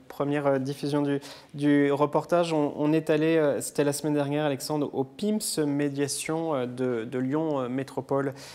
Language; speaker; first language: French; native; French